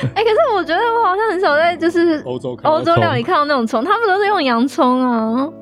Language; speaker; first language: Chinese; native; Chinese